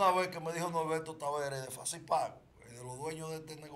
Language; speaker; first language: Spanish; native; Spanish